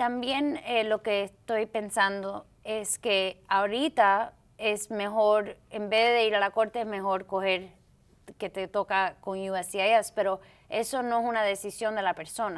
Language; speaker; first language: Spanish; early bilingual, heritage; Spanish